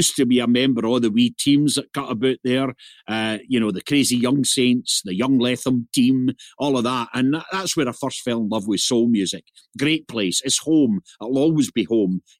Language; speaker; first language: English; native; English